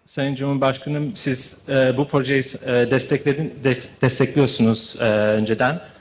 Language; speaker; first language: Turkish; early bilingual, heritage; Turkish